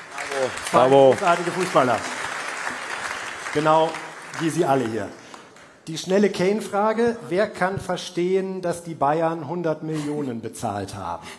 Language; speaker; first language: German; native; German